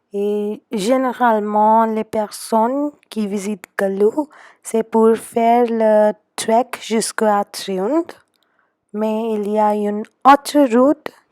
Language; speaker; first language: French; non-native, fluent; Hindi